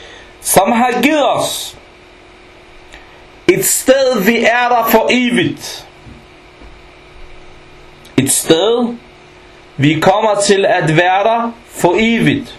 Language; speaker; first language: Danish; early bilingual, other home language; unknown